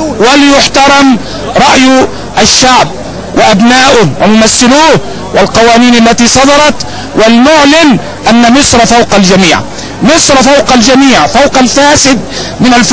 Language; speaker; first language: Arabic; native; Arabic